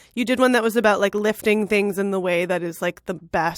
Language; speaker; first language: English; native; English